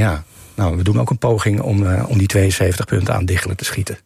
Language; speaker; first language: Dutch; native; Dutch